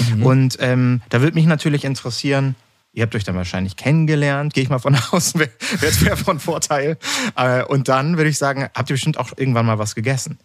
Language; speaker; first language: German; native; German